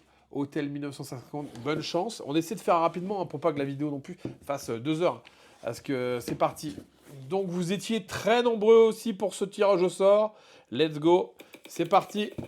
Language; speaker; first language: French; native; French